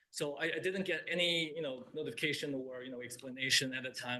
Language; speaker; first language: English; non-native, fluent; Chinese